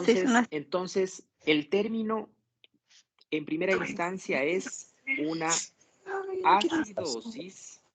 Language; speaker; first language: Spanish; native; Spanish